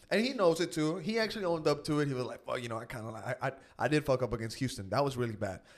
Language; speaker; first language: English; early bilingual, other home language; Spanish